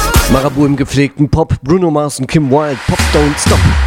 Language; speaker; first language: German; native; German